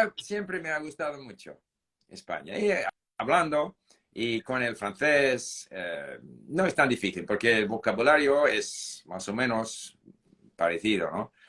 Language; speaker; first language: Spanish; non-native, fluent; English